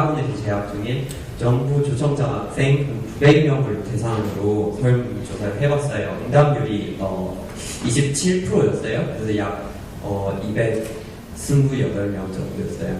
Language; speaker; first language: Korean; non-native, fluent; English